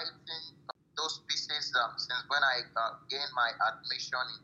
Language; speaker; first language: English; non-native, local second language; Yoruba